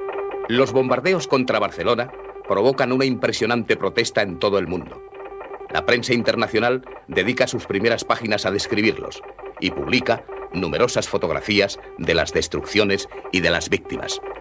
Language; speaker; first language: Spanish; native; Spanish